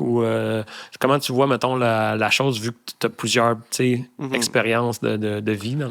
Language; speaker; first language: French; native; French